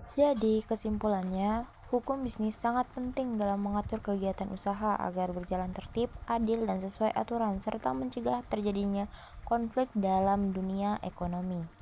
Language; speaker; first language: Indonesian; non-native, local second language; Madurese